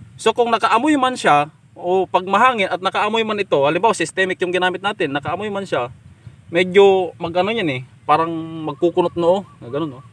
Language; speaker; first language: Filipino; non-native, local second language; Iloko